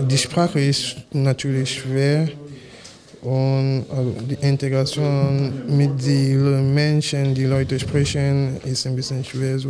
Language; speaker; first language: German; non-native, learner; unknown